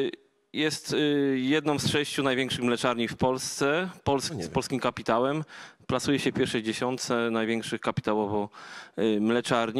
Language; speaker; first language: Polish; native; Polish